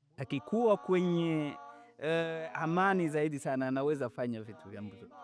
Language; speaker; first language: Swahili; non-native, local second language; Bembe